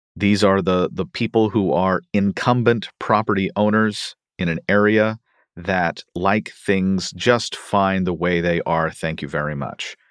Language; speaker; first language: English; native; English